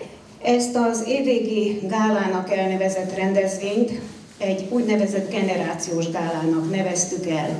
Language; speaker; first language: Hungarian; native; Hungarian